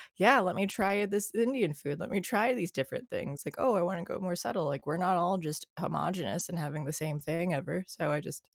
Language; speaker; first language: English; early bilingual, other home language; Filipino